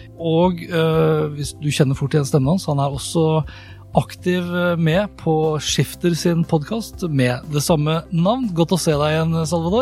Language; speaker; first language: Norwegian; native; Norwegian